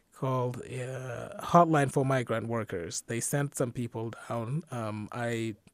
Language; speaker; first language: English; non-native, fluent; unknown